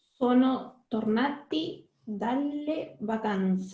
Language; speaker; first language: Italian; non-native, learner; Spanish